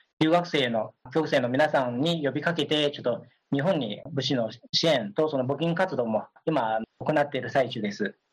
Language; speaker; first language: Japanese; non-native, fluent; Chinese